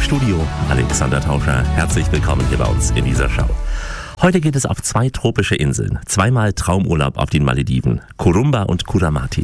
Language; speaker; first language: German; native; German